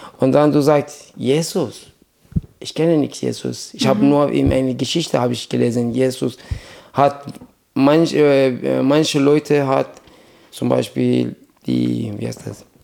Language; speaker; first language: German; non-native, learner; Persian